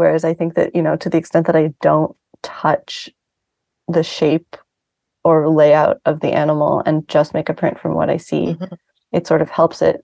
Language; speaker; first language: English; native; English